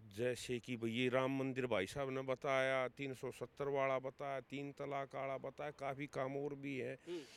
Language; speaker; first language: Hindi; native; Hindi